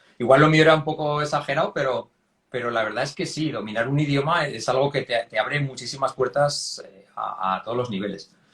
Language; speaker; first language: Spanish; native; Spanish